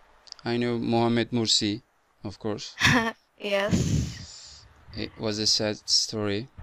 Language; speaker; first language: English; non-native, fluent; Turkish